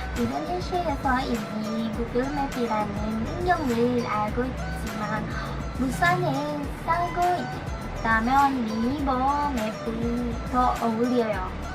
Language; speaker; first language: Korean; non-native, learner; Indonesian